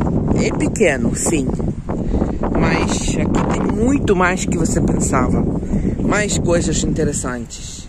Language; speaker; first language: Portuguese; non-native, fluent; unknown